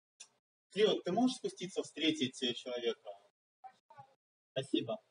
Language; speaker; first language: Russian; native; Russian